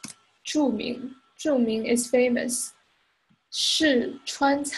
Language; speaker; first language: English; non-native, fluent; Chinese